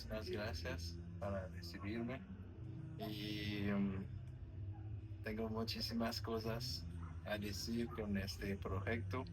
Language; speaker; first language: Spanish; non-native, learner; French